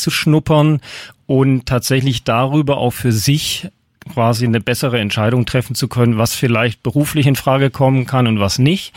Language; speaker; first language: German; native; German